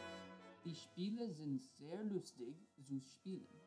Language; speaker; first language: German; non-native, learner; English